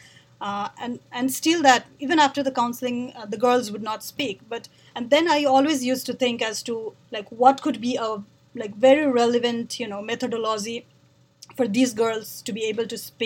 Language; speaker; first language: English; non-native, local second language; Nepali